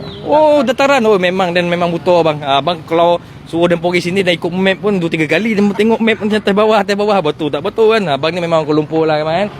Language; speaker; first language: Malay; native; Malay